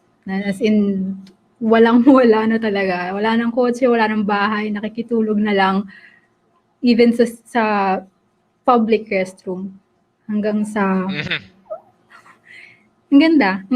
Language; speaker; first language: Filipino; native; Filipino